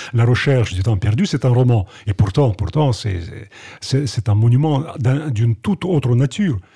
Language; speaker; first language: French; non-native, fluent; Russian